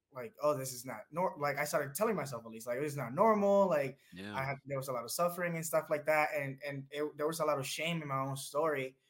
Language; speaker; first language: English; early bilingual, other home language; Spanish